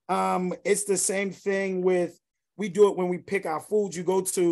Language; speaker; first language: English; native; English